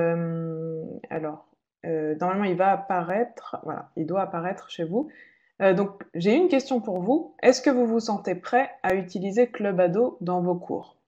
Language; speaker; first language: French; native; French